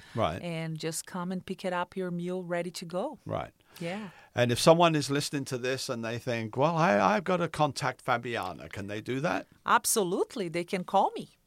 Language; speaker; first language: English; non-native, fluent; Portuguese